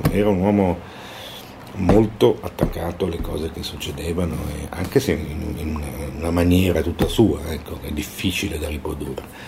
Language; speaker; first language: Italian; native; Italian